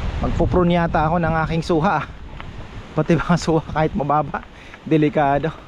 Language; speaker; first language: Filipino; native; Filipino